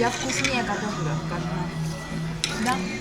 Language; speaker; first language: Russian; non-native, learner; Chinese